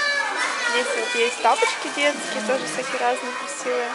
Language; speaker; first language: Russian; native; Russian